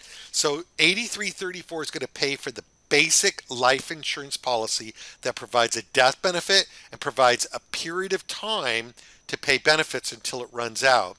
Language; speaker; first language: English; native; English